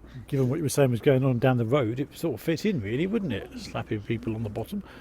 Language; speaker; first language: English; native; English